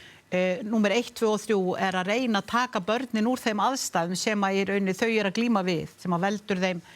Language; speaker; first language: Icelandic; native; Icelandic